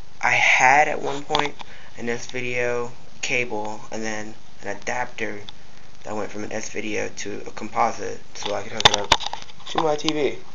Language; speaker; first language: English; native; English